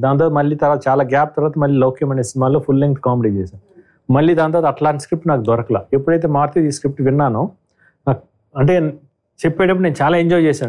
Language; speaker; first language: Telugu; native; Telugu